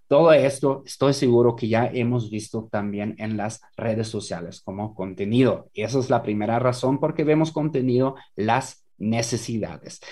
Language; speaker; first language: Spanish; non-native, fluent; German